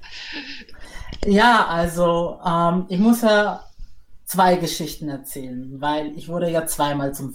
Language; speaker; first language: German; native; German